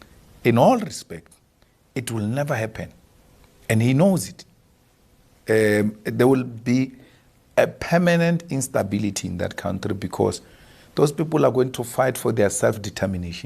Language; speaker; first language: English; non-native, local second language; Northern Sotho